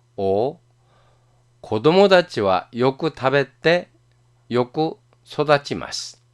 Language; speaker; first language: Japanese; non-native, fluent; Korean